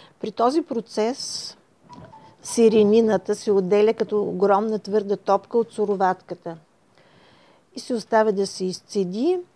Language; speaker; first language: Bulgarian; native; Bulgarian